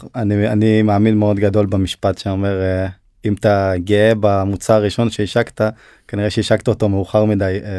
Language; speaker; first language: Hebrew; early bilingual, other home language; Turkish